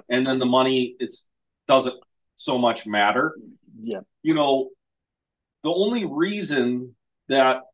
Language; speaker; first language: English; native; English